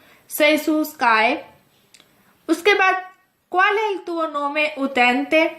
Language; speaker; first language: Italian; non-native, fluent; Urdu